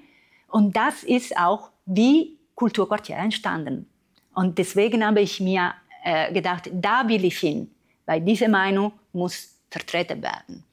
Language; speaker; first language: German; non-native, fluent; Italian